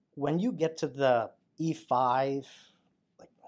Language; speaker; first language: English; native; English